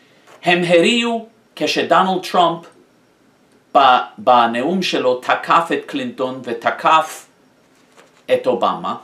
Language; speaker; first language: Hebrew; non-native, fluent; English